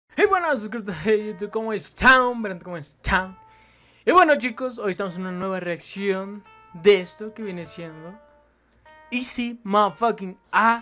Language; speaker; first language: Spanish; native; Spanish